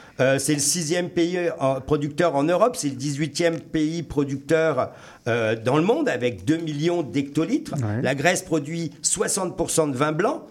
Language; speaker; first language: French; native; French